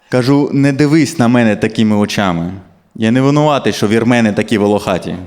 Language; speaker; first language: Ukrainian; non-native, local second language; Russian